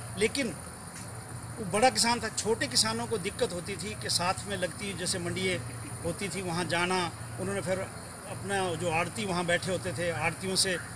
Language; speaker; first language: Hindi; native; Hindi